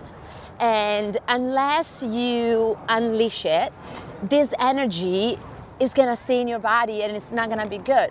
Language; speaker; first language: English; non-native, fluent; Italian